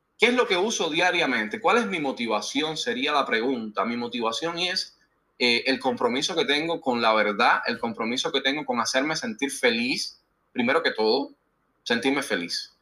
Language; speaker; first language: Spanish; native; Spanish